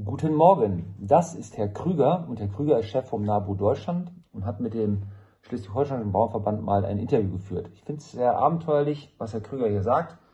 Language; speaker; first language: German; native; German